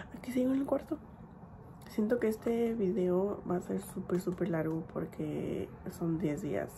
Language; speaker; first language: Spanish; early bilingual, heritage; Spanish